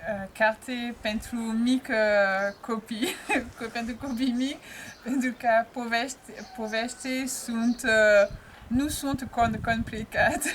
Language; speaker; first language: Romanian; non-native, learner; French